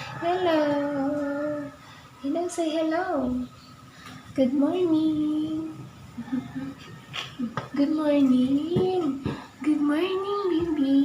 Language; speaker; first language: English; non-native, local second language; Filipino